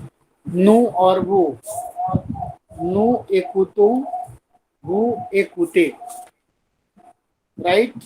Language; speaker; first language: French; non-native, fluent; Hindi